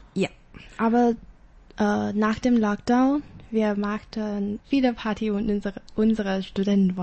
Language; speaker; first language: German; non-native, learner; Chinese